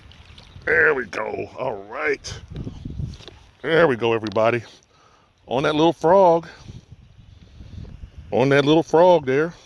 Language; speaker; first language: English; native; English